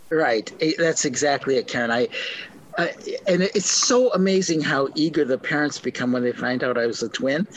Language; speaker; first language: English; native; English